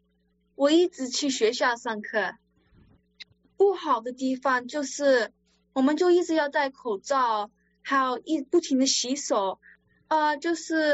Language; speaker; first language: Chinese; early bilingual, other home language; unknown